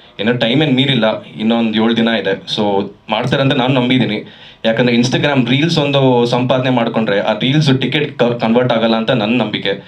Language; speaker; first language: Kannada; native; Kannada